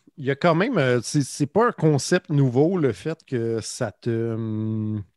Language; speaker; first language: French; native; French